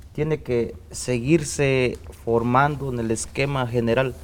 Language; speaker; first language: Spanish; non-native, local second language; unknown